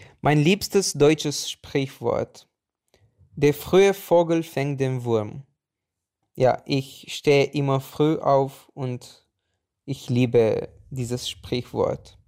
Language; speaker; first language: German; non-native, fluent; Romanian